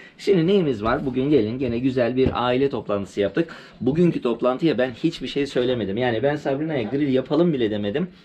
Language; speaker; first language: Turkish; early bilingual, heritage; Turkish